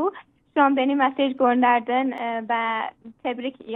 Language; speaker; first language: Turkish; non-native, learner; Persian